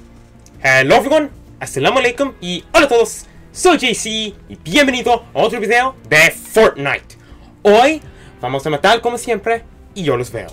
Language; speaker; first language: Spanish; early bilingual, heritage; Spanish